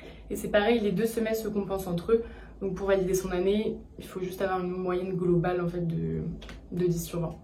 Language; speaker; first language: French; native; French